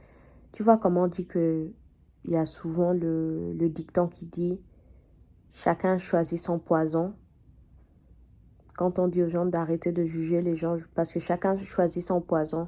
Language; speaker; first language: French; non-native, fluent; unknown